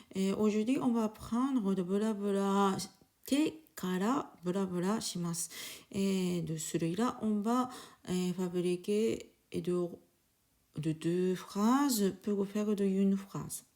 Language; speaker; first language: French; non-native, learner; Japanese